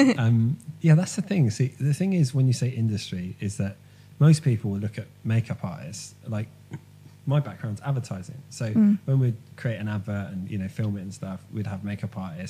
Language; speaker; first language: English; native; English